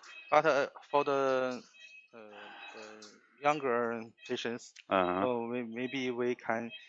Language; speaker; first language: English; non-native, learner; Chinese